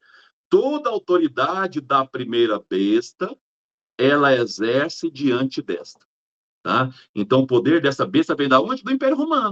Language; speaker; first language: Portuguese; native; Portuguese